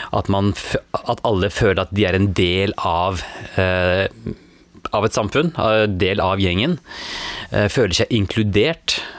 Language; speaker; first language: Norwegian; early bilingual, other home language; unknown